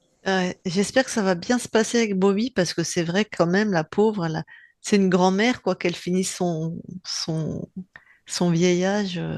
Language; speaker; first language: French; native; French